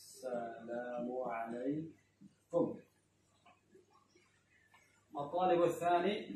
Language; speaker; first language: Arabic; non-native, fluent; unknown